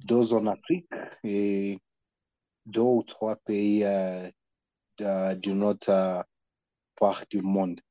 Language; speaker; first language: French; non-native, learner; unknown